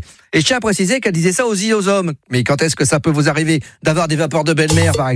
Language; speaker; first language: French; native; French